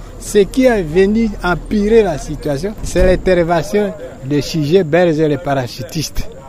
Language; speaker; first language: French; non-native, local second language; Swahili